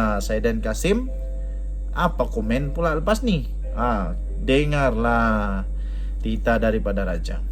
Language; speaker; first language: Malay; non-native, local second language; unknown